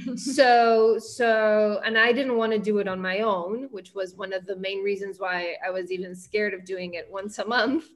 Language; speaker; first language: English; early bilingual, heritage; Spanish